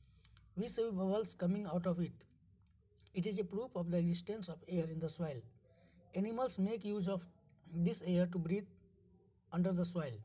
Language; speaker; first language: English; non-native, local second language; Hindi